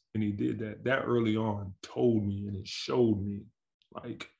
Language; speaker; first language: English; native; English